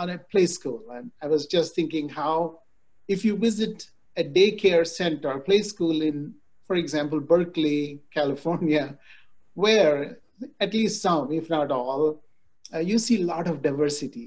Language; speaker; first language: English; non-native, local second language; Telugu